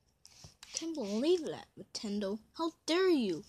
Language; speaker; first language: English; native; English